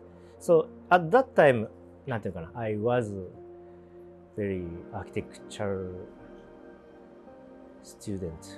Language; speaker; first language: English; non-native, learner; Japanese